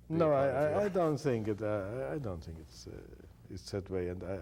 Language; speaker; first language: English; non-native, fluent; German